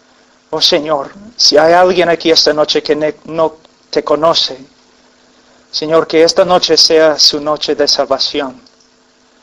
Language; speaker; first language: Spanish; non-native, fluent; English